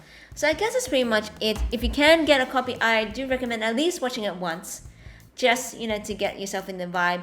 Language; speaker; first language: English; native; English